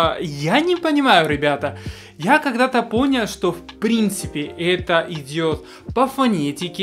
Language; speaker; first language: Russian; non-native, fluent; Spanish